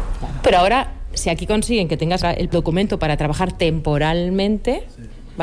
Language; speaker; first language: Spanish; native; Spanish